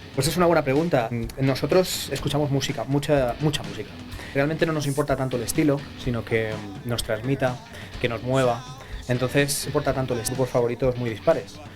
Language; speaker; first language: Spanish; native; Spanish